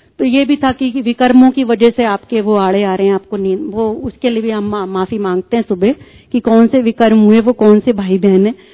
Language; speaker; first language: Hindi; native; Hindi